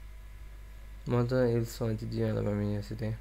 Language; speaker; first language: French; non-native, learner; English